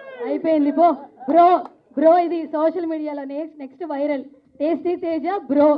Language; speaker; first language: Telugu; native; Telugu